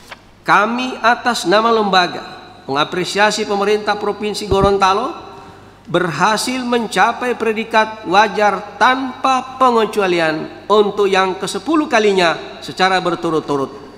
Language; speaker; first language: Indonesian; native; Indonesian